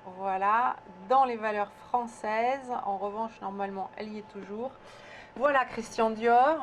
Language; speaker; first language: French; native; French